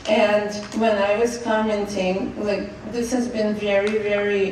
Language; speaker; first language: English; non-native, fluent; Russian